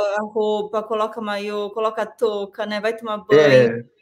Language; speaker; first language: Portuguese; native; Portuguese